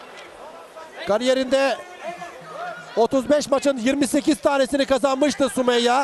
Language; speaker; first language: Turkish; native; Turkish